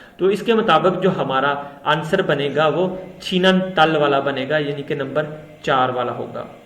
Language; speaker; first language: Urdu; non-native, local second language; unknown